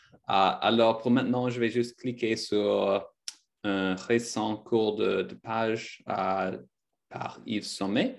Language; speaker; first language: French; non-native, fluent; English